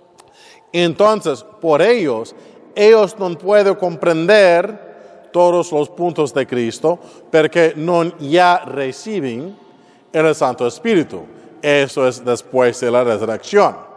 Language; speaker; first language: Spanish; non-native, fluent; English